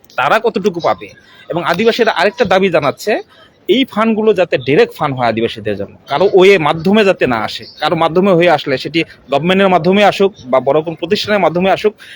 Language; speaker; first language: Bangla; non-native, local second language; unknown